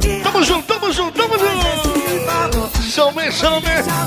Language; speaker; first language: Portuguese; native; Portuguese